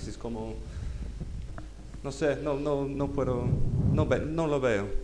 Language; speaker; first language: Spanish; non-native, learner; English